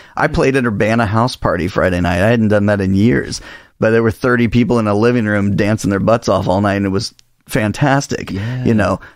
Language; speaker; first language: English; native; English